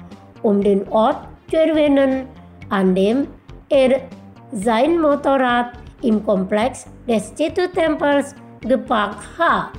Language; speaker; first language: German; non-native, learner; Indonesian